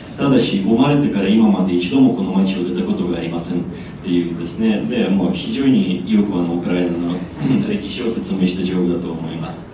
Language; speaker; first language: Japanese; non-native, fluent; Ukrainian